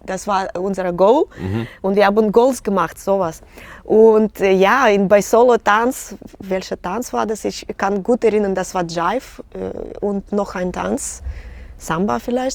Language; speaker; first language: German; non-native, learner; Russian